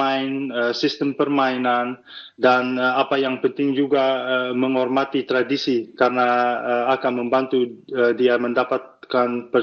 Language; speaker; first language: Indonesian; early bilingual, heritage; Dutch